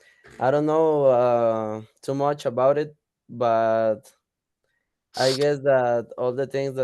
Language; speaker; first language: English; non-native, learner; Spanish